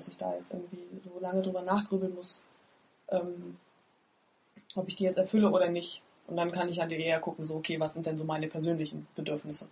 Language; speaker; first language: German; native; German